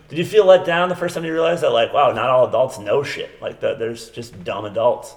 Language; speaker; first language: English; native; English